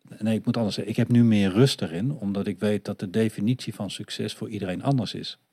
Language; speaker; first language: Dutch; native; Dutch